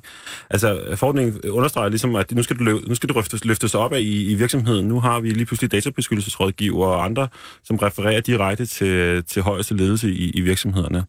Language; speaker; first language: Danish; native; Danish